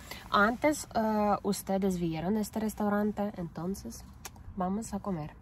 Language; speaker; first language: Spanish; non-native, learner; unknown